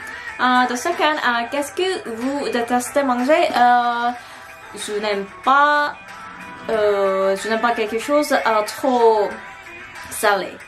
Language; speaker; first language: French; non-native, learner; Korean